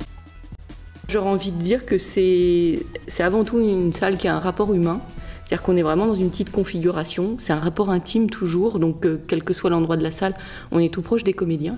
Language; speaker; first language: French; native; French